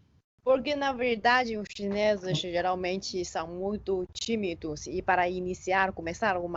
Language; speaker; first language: Portuguese; non-native, fluent; Chinese